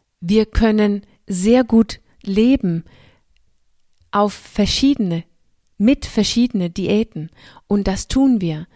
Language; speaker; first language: German; non-native, fluent; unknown